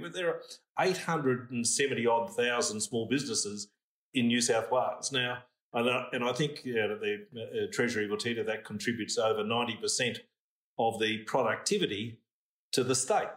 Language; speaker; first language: English; native; English